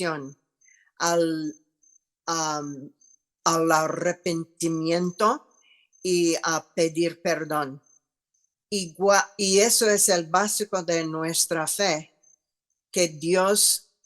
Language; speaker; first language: Spanish; non-native, fluent; English